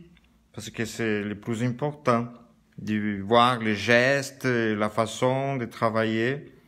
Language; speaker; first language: French; non-native, learner; Portuguese